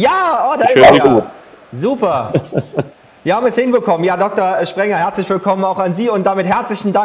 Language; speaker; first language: German; native; German